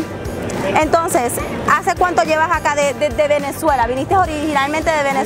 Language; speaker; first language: Spanish; early bilingual, heritage; English